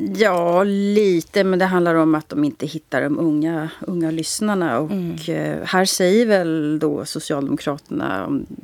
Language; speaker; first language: Swedish; native; Swedish